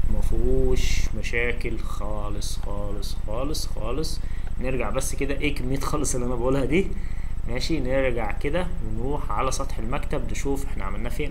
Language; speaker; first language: Arabic; native; Arabic